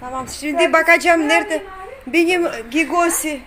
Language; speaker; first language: Turkish; non-native, learner; Russian